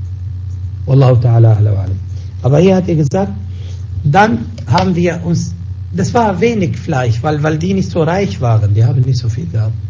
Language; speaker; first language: German; non-native, fluent; Arabic